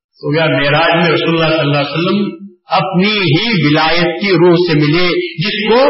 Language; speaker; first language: Urdu; native; Urdu